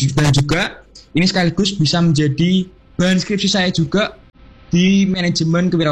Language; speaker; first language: Indonesian; native; Indonesian